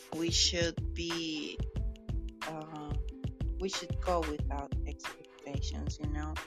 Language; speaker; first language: English; non-native, learner; Spanish